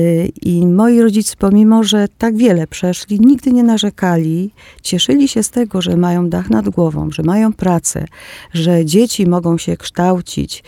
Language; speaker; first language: Polish; early bilingual, other home language; Greek